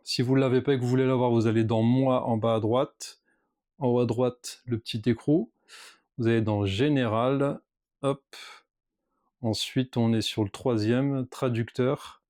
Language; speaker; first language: French; native; French